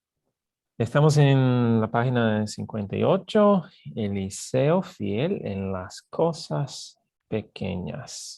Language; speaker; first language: Spanish; non-native, fluent; English